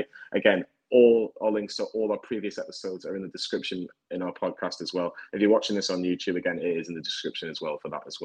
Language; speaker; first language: English; native; English